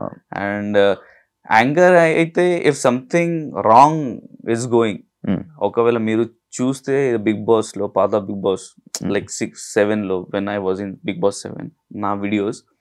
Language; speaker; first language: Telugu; non-native, local second language; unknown